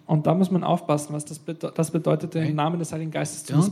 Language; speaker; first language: German; native; German